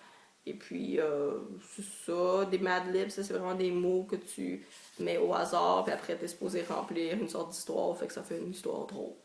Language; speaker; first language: French; native; French